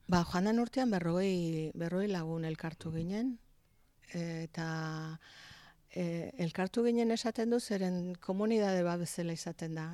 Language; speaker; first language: Basque; native; Basque